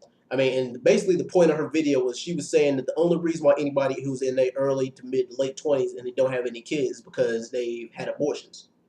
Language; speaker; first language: English; native; English